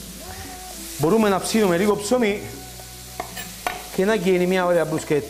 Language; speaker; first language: Greek; non-native, learner; Italian